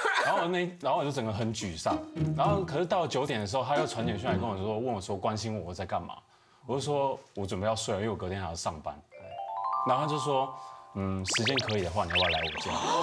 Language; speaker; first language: Chinese; native; Chinese